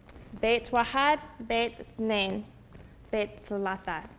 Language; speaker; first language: Arabic; non-native, learner; English